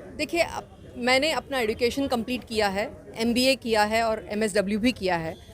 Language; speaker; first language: Hindi; non-native, local second language; Kannada